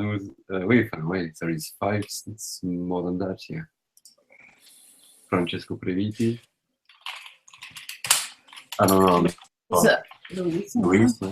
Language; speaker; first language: English; non-native, learner; French